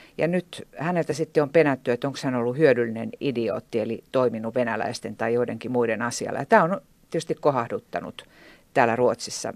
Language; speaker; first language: Finnish; native; Finnish